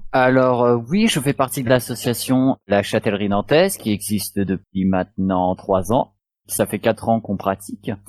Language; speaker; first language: French; native; French